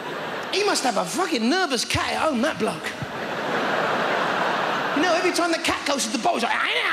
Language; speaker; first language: English; native; English